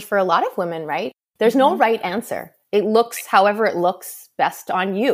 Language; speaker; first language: English; native; English